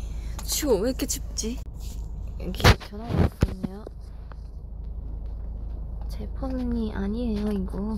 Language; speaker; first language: Korean; non-native, fluent; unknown